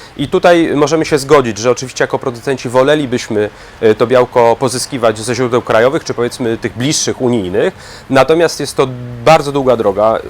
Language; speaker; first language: Polish; native; Polish